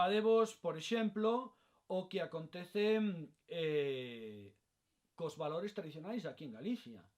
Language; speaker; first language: Galician; non-native, local second language; Spanish